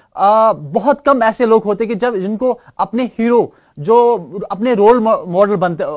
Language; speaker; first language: Hindi; non-native, local second language; Kashmiri